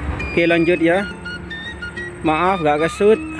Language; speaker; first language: Indonesian; non-native, local second language; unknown